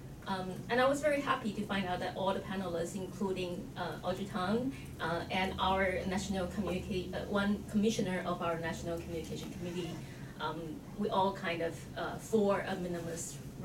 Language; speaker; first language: English; non-native, fluent; Chinese